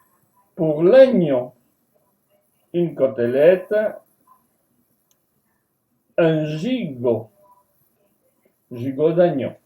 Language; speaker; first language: French; non-native, fluent; Spanish